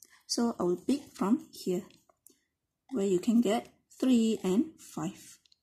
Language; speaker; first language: English; non-native, local second language; Malay